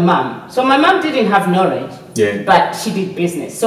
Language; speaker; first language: English; non-native, local second language; Swahili